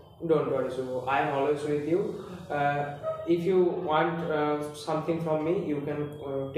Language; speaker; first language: English; non-native, learner; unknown